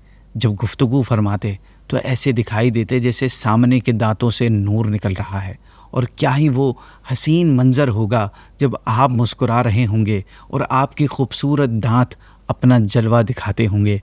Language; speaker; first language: Urdu; native; Urdu